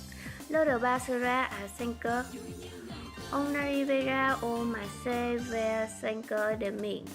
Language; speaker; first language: French; non-native, learner; Vietnamese